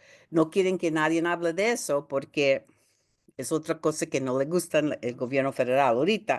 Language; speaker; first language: Spanish; early bilingual, heritage; Spanish